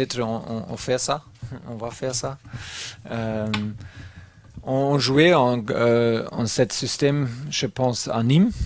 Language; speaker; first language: French; non-native, learner; German